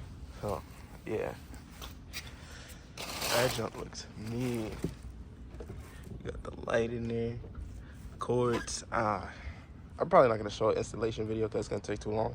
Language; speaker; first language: English; native; English